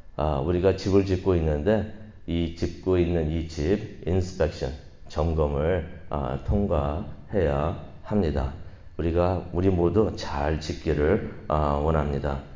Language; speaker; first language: Korean; native; Korean